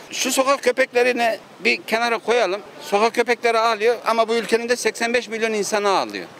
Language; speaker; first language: Turkish; native; Turkish